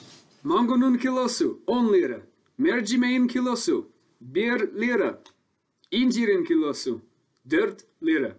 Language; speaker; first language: Turkish; non-native, learner; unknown